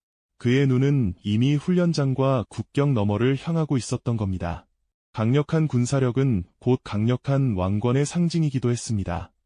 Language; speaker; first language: Korean; native; Korean